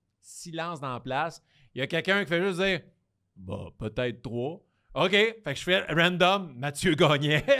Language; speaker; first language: French; native; French